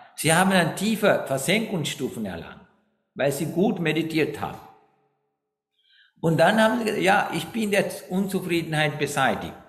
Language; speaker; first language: German; non-native, fluent; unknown